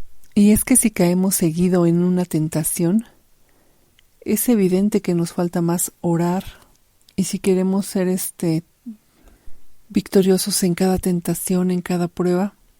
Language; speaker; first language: Spanish; native; Spanish